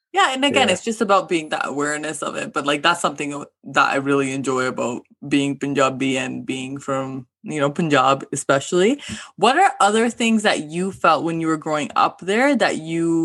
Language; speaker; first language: English; early bilingual, other home language; Hindi